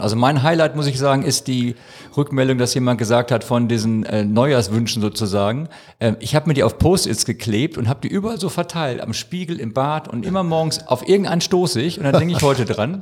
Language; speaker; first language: German; native; German